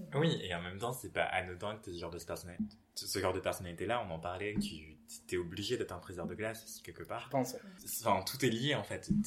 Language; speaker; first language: French; early bilingual, other home language; English